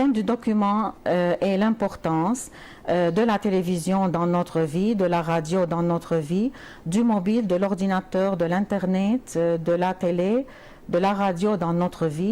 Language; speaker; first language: French; non-native, fluent; Arabic